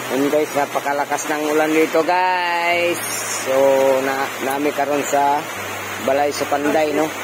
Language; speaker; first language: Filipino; non-native, local second language; Cebuano